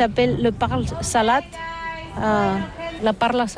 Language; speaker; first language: French; non-native, learner; Catalan